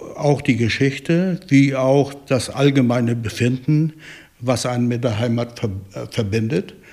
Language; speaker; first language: German; native; German